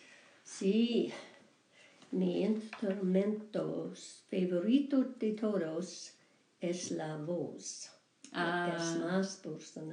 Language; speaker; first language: Spanish; non-native, learner; English